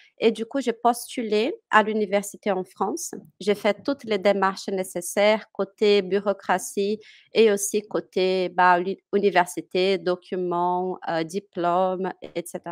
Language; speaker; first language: French; non-native, fluent; Portuguese